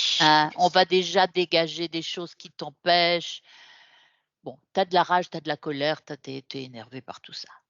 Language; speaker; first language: French; native; French